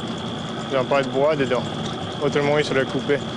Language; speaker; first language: French; non-native, local second language; English